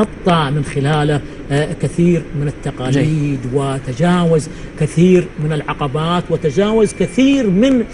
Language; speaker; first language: Arabic; native; Arabic